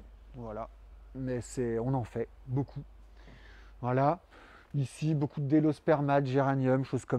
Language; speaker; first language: French; native; French